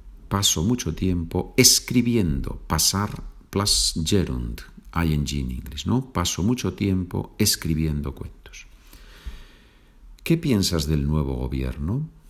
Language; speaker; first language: Spanish; native; Spanish